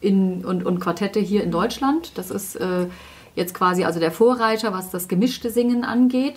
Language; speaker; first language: German; native; German